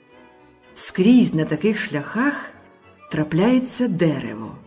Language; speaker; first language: Ukrainian; native; Ukrainian